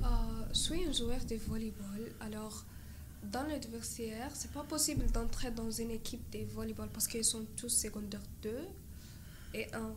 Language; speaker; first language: French; non-native, learner; Arabic